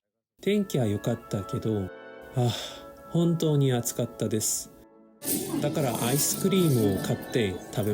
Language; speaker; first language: Japanese; non-native, learner; Korean